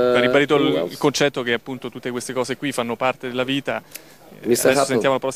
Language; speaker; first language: Italian; native; Italian